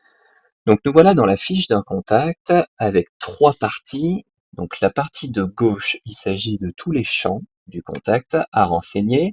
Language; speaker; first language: French; native; French